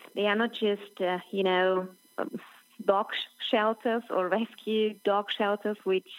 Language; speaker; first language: English; non-native, fluent; German